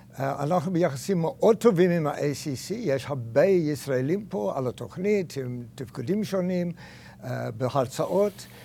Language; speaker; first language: Hebrew; native; Hebrew